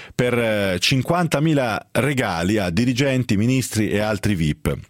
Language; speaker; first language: Italian; native; Italian